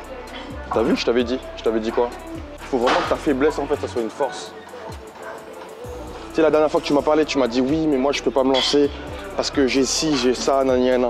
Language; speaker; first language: French; native; French